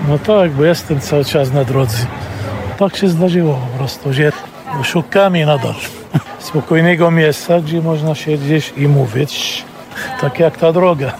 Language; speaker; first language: Polish; non-native, fluent; Arabic